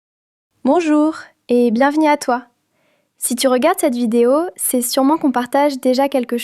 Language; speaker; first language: French; native; French